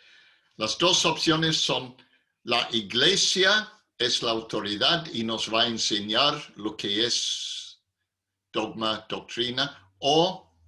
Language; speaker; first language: Spanish; non-native, fluent; English